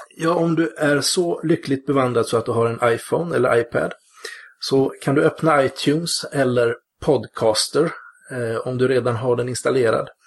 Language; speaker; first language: Swedish; native; Swedish